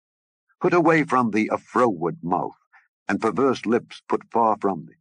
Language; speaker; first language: English; native; English